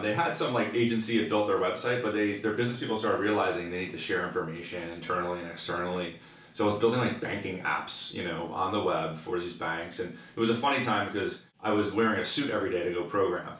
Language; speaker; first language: English; native; English